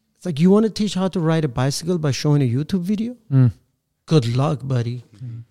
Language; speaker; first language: English; non-native, fluent; Persian